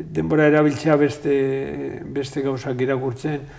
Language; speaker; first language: Basque; non-native, local second language; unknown